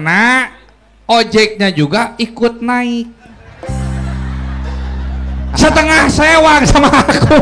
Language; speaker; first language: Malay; non-native, local second language; Sundanese